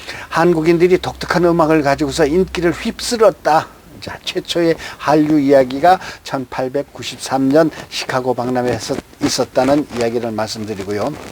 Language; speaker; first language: Korean; native; Korean